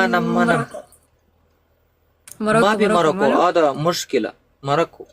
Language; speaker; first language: Arabic; non-native, learner; Pashto